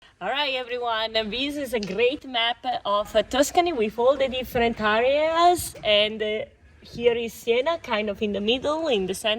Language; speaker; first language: English; non-native, fluent; Italian